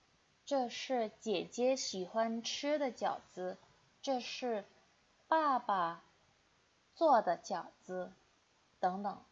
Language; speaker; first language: Chinese; non-native, fluent; Indonesian